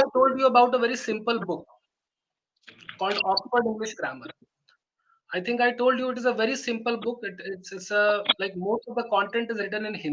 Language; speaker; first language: English; non-native, local second language; Hindi